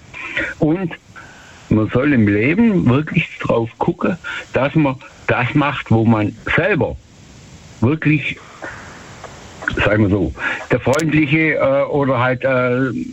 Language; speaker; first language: German; native; German